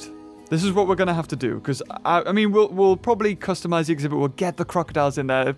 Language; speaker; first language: English; native; English